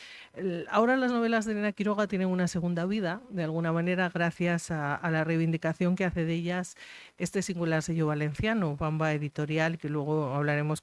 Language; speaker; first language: Spanish; native; Spanish